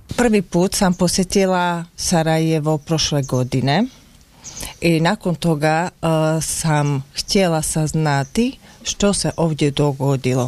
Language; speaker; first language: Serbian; non-native, learner; Slovak